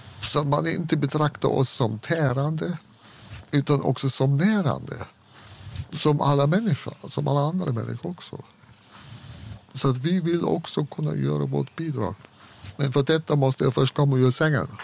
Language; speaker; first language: Swedish; non-native, fluent; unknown